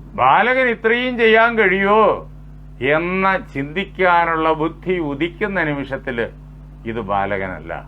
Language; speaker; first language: Malayalam; native; Malayalam